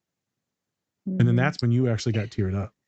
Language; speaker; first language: English; native; English